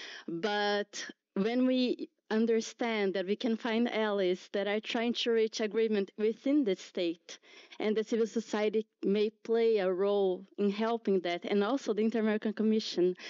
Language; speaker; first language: English; non-native, fluent; Portuguese